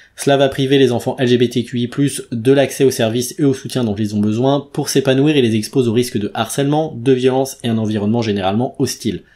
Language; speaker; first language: French; native; French